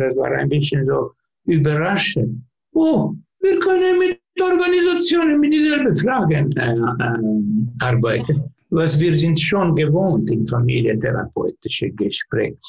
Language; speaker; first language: German; non-native, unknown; Finnish